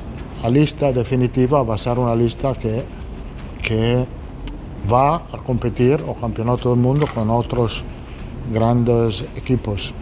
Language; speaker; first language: Portuguese; non-native, learner; Italian